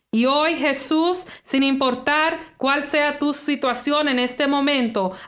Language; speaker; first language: Spanish; early bilingual, heritage; English